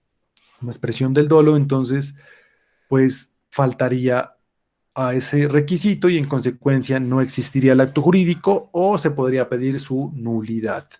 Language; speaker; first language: Spanish; native; Spanish